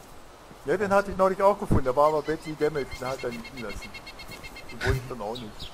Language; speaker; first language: German; native; German